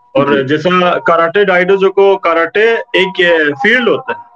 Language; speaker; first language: Hindi; native; Hindi